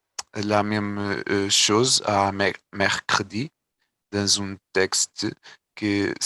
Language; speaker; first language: French; non-native, learner; Portuguese